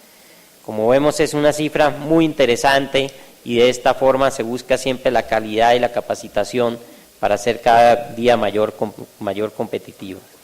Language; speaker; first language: Spanish; native; Spanish